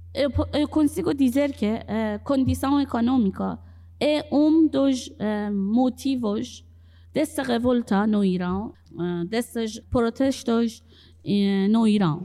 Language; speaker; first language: Portuguese; non-native, fluent; Persian